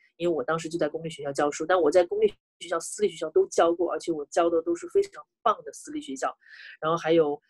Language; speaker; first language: Chinese; native; Chinese